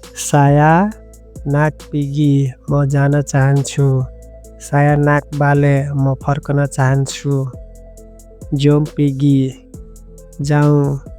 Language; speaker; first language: Nepali; native; Nepali